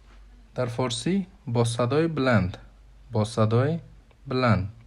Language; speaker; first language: Persian; non-native, fluent; Urdu